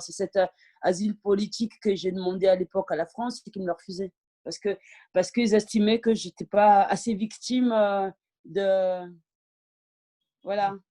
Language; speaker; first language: French; early bilingual, other home language; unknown